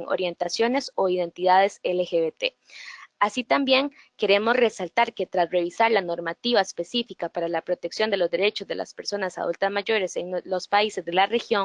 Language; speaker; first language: Spanish; native; Spanish